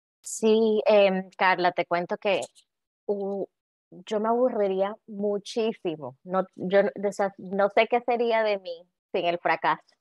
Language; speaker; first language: Spanish; native; Spanish